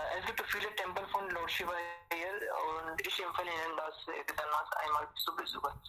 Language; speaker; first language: German; non-native, learner; Hindi